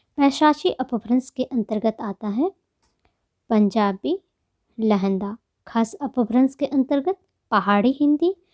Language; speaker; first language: Hindi; native; Hindi